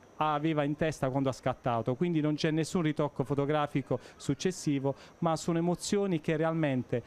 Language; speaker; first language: Italian; native; Italian